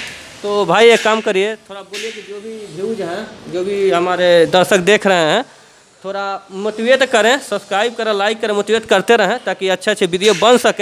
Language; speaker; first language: Hindi; native; Hindi